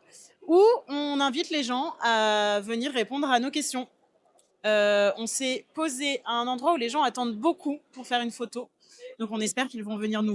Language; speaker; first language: French; native; French